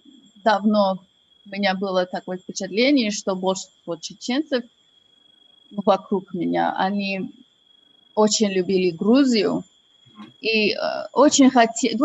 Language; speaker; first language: Russian; non-native, fluent; English